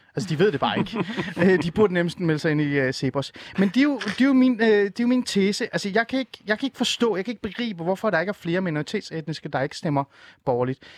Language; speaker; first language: Danish; early bilingual, other home language; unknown